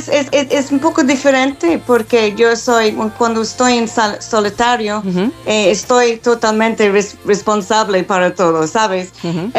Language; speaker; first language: Spanish; non-native, fluent; English